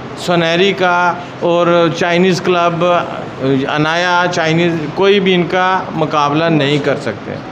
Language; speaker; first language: Hindi; non-native, local second language; Punjabi